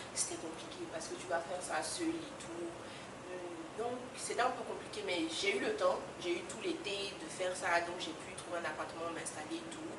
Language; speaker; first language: French; native; French